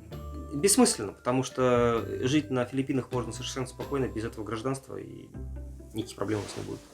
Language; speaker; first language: Russian; native; Russian